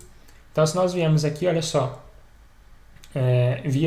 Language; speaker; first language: Portuguese; native; Portuguese